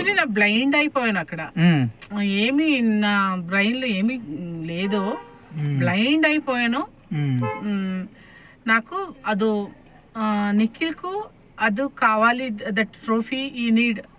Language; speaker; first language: Telugu; non-native, learner; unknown